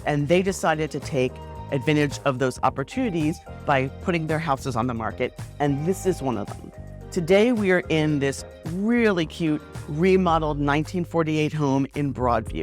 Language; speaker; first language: English; native; English